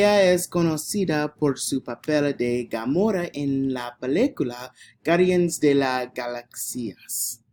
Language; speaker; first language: Spanish; non-native, learner; English